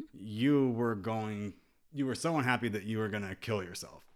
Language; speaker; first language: English; native; English